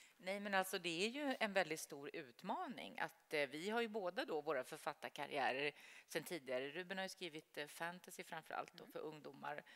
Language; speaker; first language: Swedish; native; Swedish